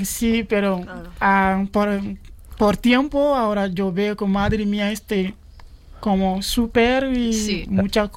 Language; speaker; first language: Spanish; non-native, learner; Bambara